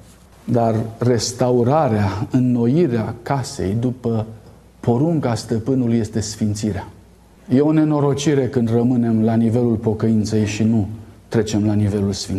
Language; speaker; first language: Romanian; native; Romanian